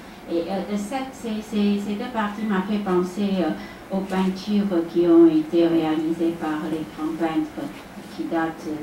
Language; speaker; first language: French; non-native, fluent; Chinese